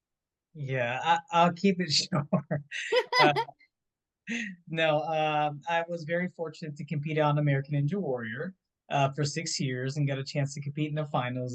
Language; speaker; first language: English; native; English